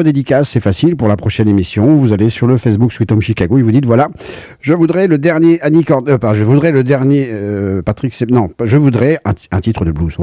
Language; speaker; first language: French; native; French